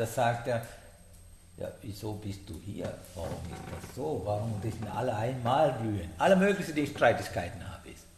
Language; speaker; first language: German; non-native, learner; Sinhala